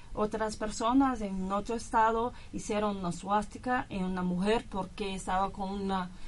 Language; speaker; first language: Spanish; non-native, learner; Portuguese